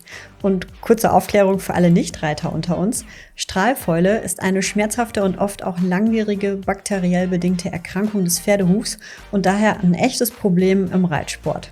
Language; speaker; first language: German; native; German